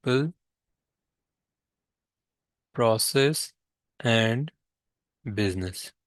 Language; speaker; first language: English; non-native, local second language; Urdu